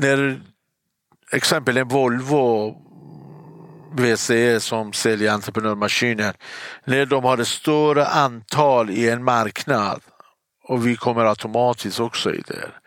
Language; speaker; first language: Swedish; non-native, fluent; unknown